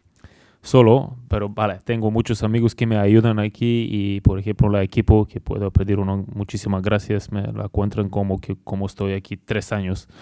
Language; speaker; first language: Spanish; non-native, learner; Bulgarian